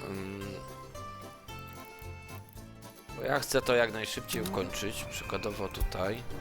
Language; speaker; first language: Polish; native; Polish